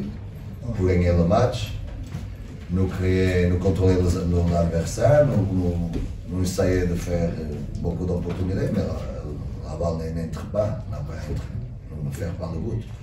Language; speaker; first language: French; non-native, learner; Portuguese